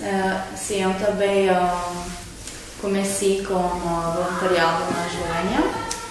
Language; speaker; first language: Portuguese; non-native, learner; Slovenian